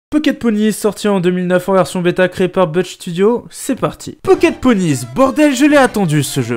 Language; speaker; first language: French; native; French